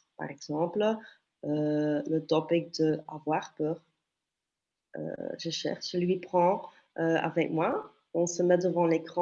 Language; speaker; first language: French; non-native, local second language; Dutch